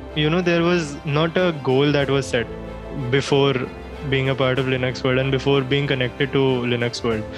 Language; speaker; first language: English; non-native, local second language; Hindi